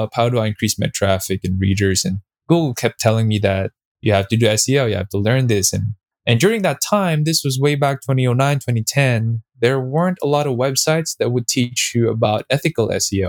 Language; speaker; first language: English; non-native, local second language; Filipino